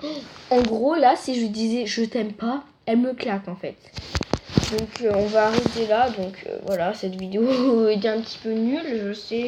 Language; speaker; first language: French; native; French